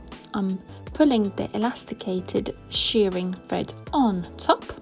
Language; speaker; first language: English; non-native, fluent; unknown